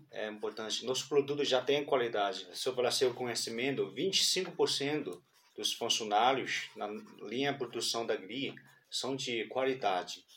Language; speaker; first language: Portuguese; non-native, fluent; Chinese